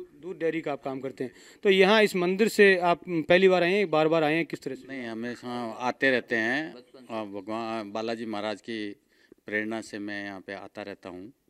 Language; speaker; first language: Hindi; native; Hindi